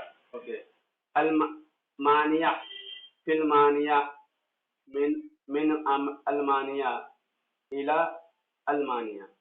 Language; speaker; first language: Arabic; non-native, fluent; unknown